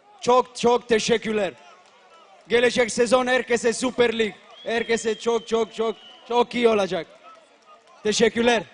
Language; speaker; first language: Turkish; non-native, learner; Italian